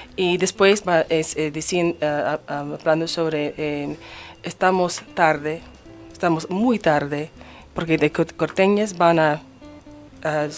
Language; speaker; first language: Spanish; non-native, learner; English